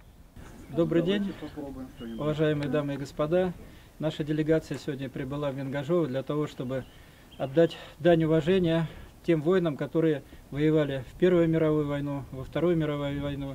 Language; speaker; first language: Russian; native; Russian